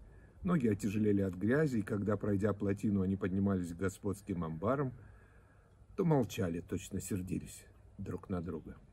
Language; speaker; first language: Russian; native; Russian